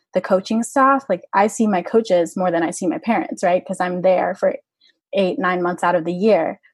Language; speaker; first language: English; native; English